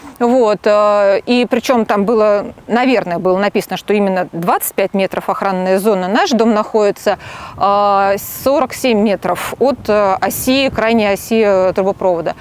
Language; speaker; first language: Russian; native; Russian